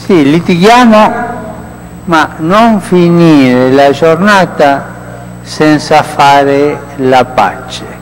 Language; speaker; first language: Italian; early bilingual, heritage; Spanish